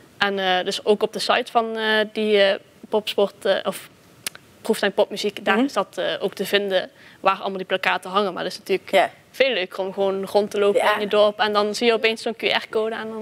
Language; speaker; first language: Dutch; native; Dutch